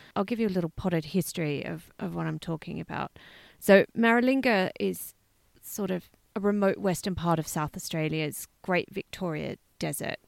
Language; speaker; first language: English; native; English